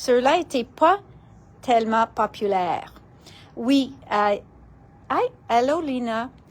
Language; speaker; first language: French; non-native, local second language; English